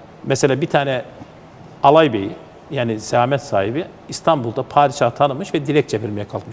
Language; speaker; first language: Turkish; native; Turkish